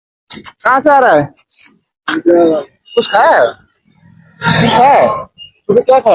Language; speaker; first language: Hindi; non-native, local second language; Assamese